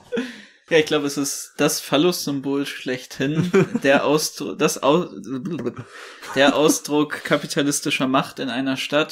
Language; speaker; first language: German; native; German